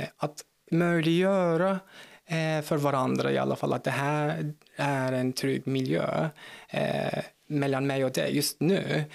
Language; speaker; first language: Swedish; non-native, fluent; Turkish